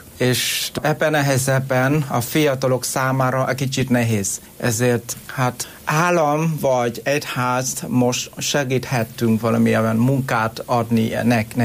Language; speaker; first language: Hungarian; non-native, learner; Vietnamese